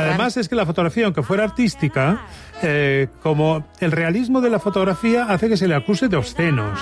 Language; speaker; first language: Spanish; native; Spanish